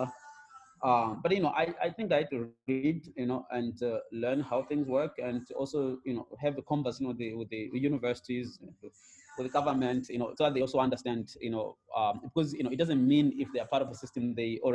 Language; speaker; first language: English; non-native, local second language; Shona